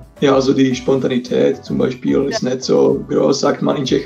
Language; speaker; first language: German; non-native, fluent; Czech